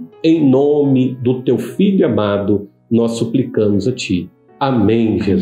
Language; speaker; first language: Portuguese; native; Portuguese